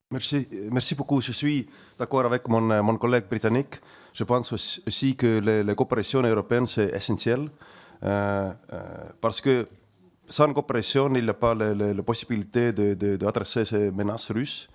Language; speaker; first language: French; non-native, learner; Estonian